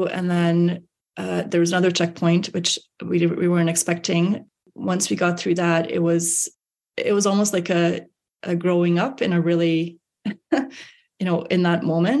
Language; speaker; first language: English; early bilingual, other home language; Hungarian